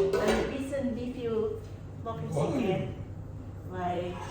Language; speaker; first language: German; non-native, learner; Thai